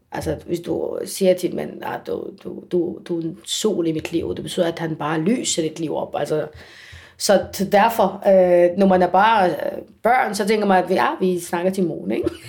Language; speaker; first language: Danish; non-native, fluent; Arabic